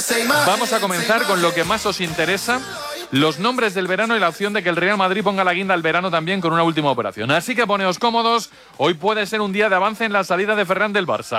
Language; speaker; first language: Spanish; native; Spanish